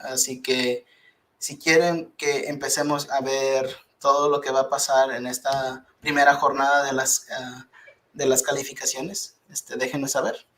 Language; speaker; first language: Spanish; early bilingual, heritage; Spanish